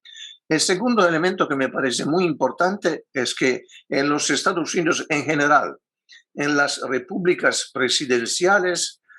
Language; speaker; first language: Spanish; non-native, fluent; Italian